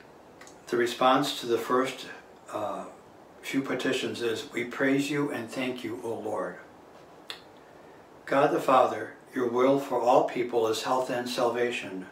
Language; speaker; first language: English; native; English